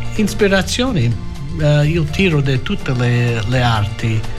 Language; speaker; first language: Italian; non-native, fluent; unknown